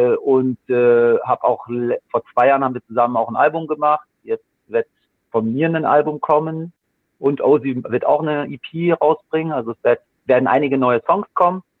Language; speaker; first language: German; native; German